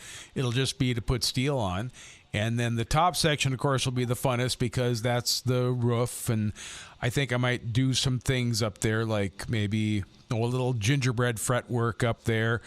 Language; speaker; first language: English; native; English